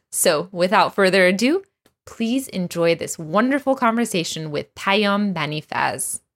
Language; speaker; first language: English; early bilingual, other home language; Persian